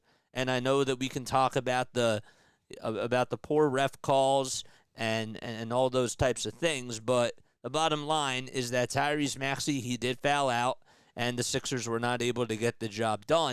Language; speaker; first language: English; native; English